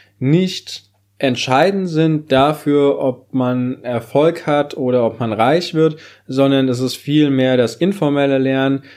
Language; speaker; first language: German; native; German